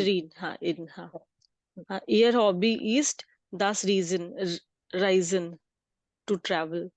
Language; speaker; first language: German; non-native, learner; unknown